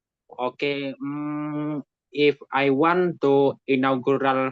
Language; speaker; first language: English; non-native, learner; Indonesian